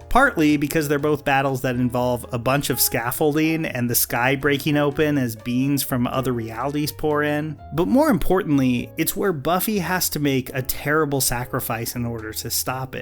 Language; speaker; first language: English; native; English